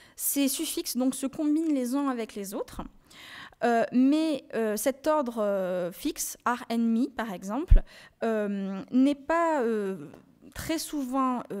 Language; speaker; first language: French; native; French